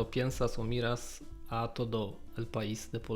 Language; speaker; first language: Spanish; non-native, learner; Polish